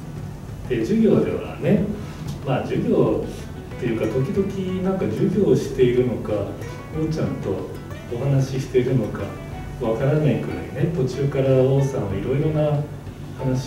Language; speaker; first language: Japanese; native; Japanese